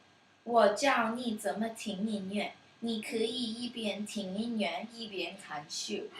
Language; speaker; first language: Chinese; non-native, learner; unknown